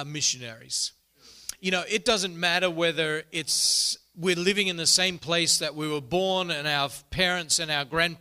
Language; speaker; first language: English; native; English